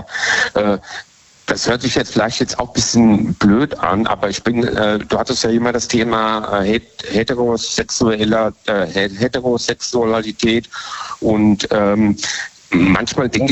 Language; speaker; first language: German; native; German